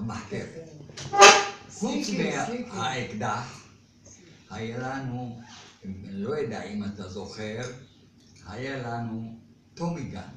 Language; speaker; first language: Hebrew; non-native, fluent; Arabic